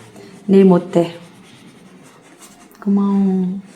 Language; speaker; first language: Korean; non-native, learner; Filipino